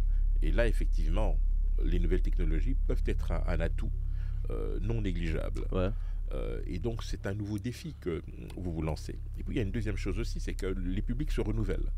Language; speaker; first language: French; native; French